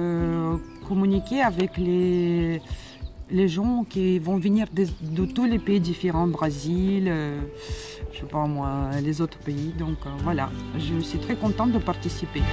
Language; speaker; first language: French; non-native, fluent; Russian